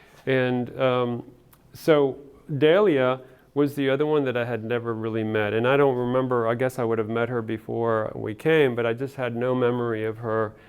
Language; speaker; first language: English; early bilingual, other home language; Spanish